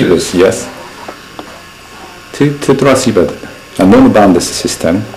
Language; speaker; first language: English; non-native, learner; Japanese